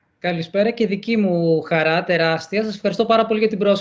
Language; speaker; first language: Greek; native; Greek